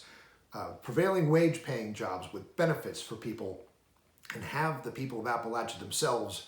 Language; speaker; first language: English; native; English